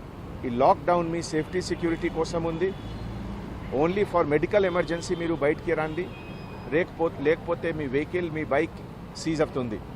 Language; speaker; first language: Telugu; non-native, fluent; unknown